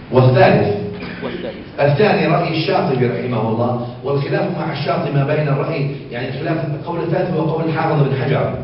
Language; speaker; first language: Arabic; native; Arabic